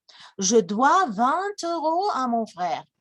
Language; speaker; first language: French; non-native, fluent; English